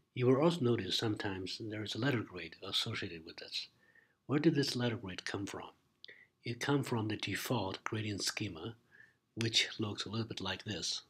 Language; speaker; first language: English; non-native, fluent; Chinese